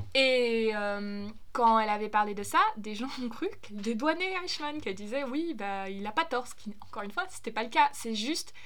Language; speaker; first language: French; non-native, fluent; German